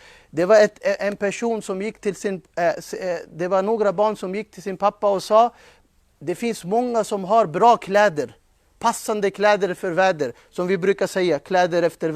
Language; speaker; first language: Swedish; non-native, fluent; Urdu